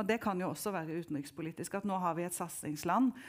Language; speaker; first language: Norwegian; native; Norwegian